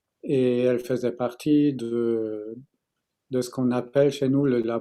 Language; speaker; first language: French; non-native, fluent; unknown